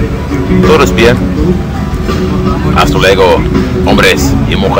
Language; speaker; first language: Spanish; non-native, learner; Swedish